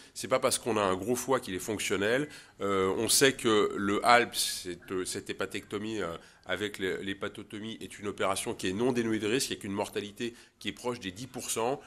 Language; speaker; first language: French; native; French